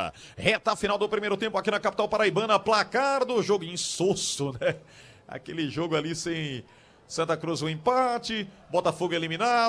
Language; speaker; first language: Portuguese; native; Portuguese